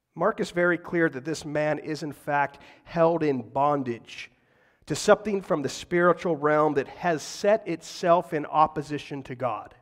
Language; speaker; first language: English; native; English